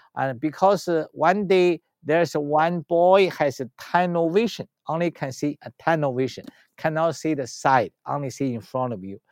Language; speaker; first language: English; non-native, learner; Chinese